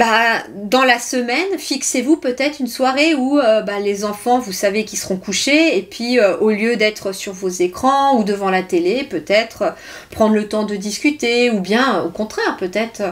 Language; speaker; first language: French; native; French